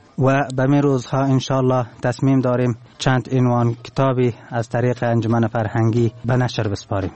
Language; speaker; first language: Persian; non-native, local second language; Turkmen